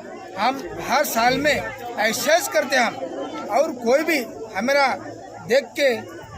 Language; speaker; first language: Hindi; non-native, local second language; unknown